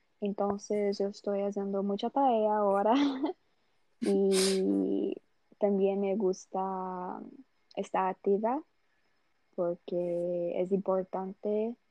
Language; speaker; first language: Spanish; non-native, learner; Portuguese